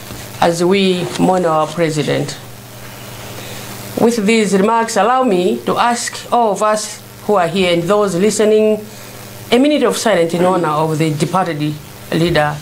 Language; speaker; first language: English; non-native, local second language; Nyanja